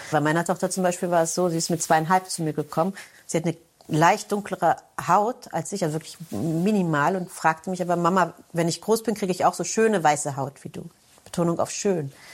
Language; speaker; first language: German; native; German